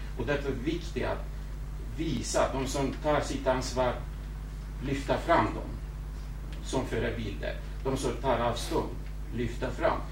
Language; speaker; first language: Swedish; non-native, fluent; Kurdish